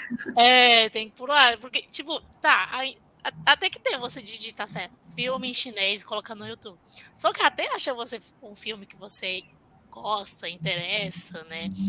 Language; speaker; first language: Portuguese; non-native, fluent; Chinese